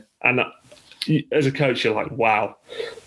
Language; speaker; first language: English; native; English